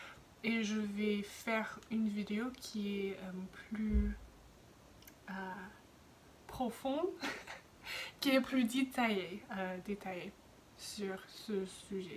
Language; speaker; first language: French; non-native, fluent; English